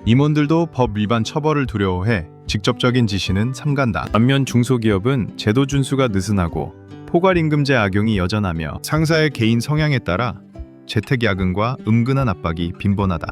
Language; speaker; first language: Korean; native; Korean